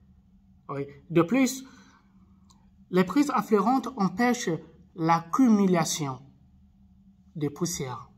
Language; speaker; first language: French; non-native, local second language; Arabic